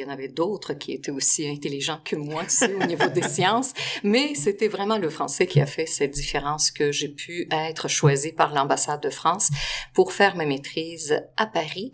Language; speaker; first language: French; non-native, fluent; Russian